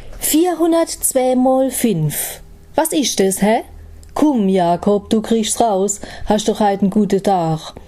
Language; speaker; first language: German; native; German